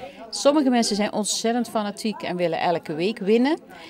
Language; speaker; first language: Dutch; native; Dutch